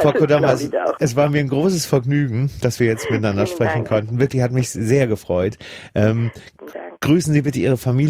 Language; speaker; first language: German; native; German